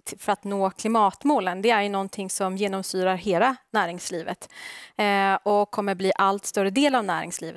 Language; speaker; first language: Swedish; native; Swedish